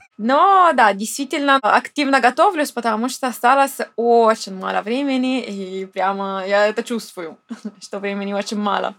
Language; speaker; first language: Russian; non-native, fluent; Italian